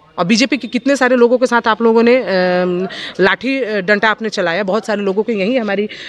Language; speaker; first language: Hindi; native; Hindi